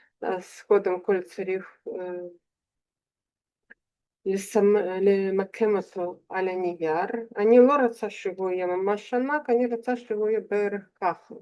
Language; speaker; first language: Hebrew; non-native, fluent; Russian